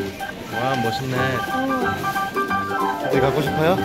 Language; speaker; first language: Korean; non-native, learner; Indonesian